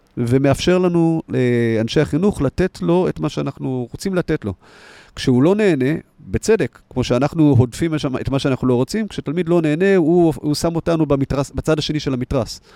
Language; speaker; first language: Hebrew; native; Hebrew